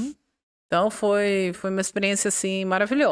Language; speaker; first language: Portuguese; non-native, fluent; Dutch